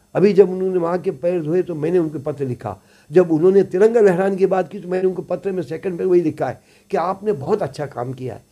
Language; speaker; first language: Hindi; native; Hindi